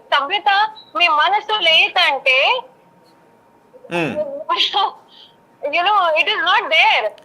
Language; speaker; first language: Telugu; non-native, learner; Hindi